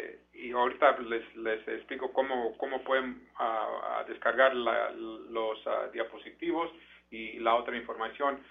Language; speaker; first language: Spanish; early bilingual, heritage; Spanish